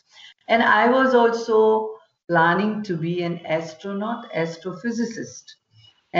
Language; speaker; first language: English; non-native, local second language; Gujarati